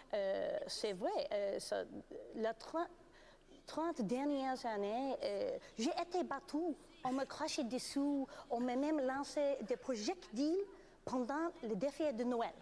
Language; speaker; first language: French; non-native, learner; English